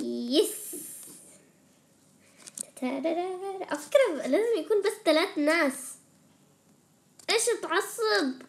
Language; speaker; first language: Arabic; native; Arabic